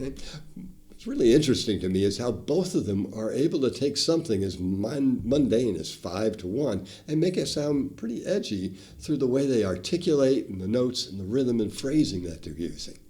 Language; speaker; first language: English; native; English